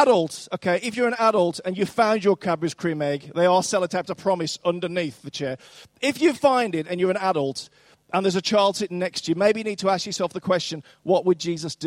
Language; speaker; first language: English; native; English